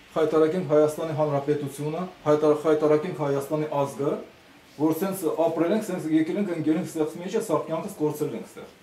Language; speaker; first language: Armenian; early bilingual, heritage; Armenian